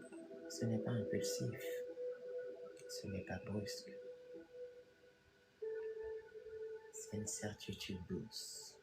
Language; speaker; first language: French; native; French